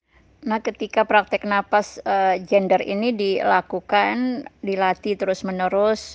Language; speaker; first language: Indonesian; native; Indonesian